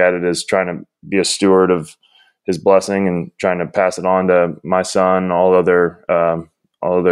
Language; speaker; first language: English; native; English